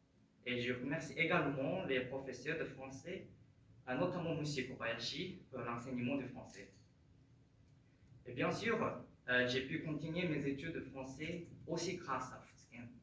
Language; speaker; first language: French; non-native, fluent; Japanese